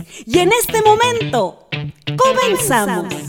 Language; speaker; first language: Spanish; native; Spanish